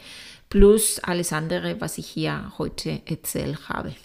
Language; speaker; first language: German; non-native, fluent; Spanish